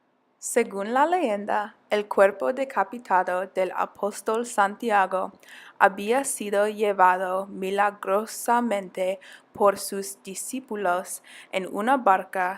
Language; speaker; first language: Spanish; non-native, learner; English